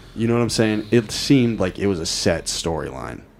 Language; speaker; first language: English; native; English